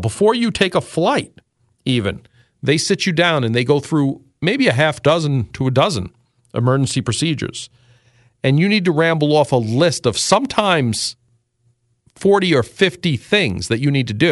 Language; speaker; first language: English; native; English